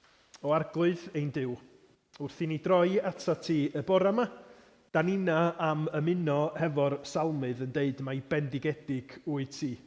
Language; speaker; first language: Welsh; native; Welsh